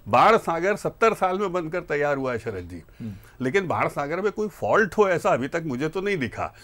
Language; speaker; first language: Hindi; native; Hindi